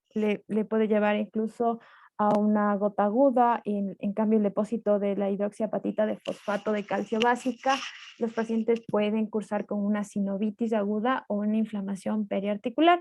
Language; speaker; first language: Spanish; native; Spanish